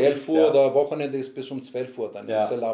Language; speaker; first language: German; non-native, learner; Greek